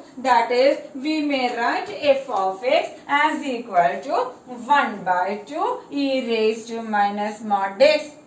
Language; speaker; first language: English; non-native, local second language; Malayalam